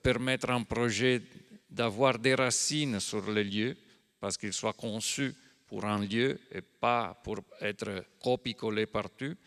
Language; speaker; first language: French; non-native, fluent; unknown